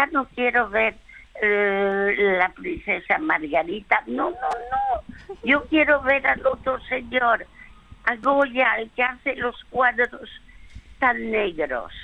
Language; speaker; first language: Spanish; early bilingual, other home language; French